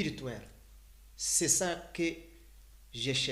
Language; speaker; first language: French; non-native, learner; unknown